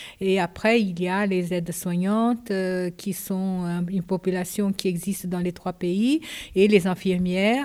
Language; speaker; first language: French; non-native, fluent; Japanese